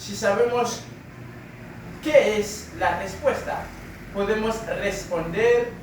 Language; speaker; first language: Spanish; non-native, fluent; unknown